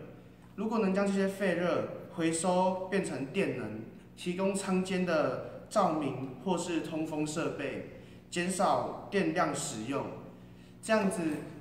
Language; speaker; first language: Chinese; native; Chinese